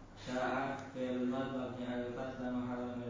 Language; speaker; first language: Arabic; non-native, learner; Indonesian